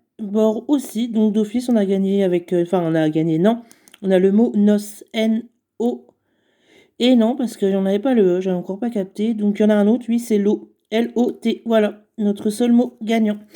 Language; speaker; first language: French; native; French